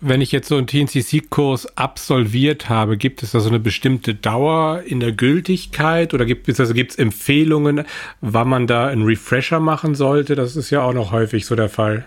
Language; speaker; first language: German; native; German